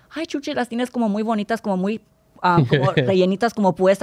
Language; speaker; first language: Spanish; early bilingual, heritage; Spanish